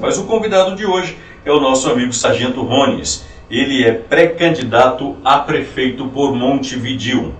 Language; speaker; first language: Portuguese; native; Portuguese